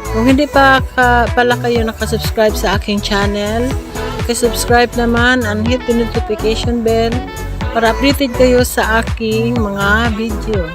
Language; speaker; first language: Filipino; non-native, local second language; Cebuano